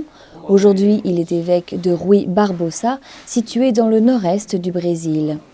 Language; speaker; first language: French; native; French